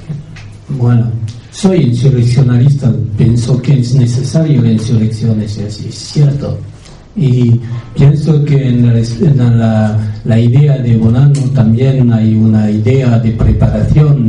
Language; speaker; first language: Spanish; non-native, fluent; French